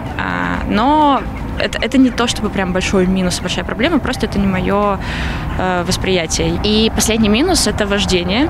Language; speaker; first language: Russian; native; Russian